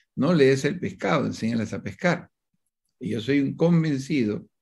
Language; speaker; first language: Spanish; native; Spanish